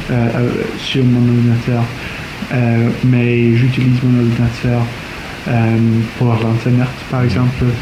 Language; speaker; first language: French; non-native, learner; English